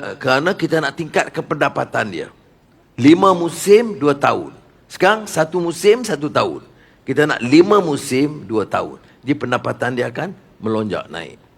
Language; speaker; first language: Malay; native; Malay